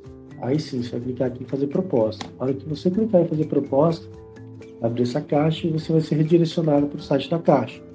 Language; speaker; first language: Portuguese; native; Portuguese